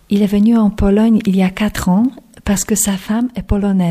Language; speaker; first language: French; non-native, fluent; Polish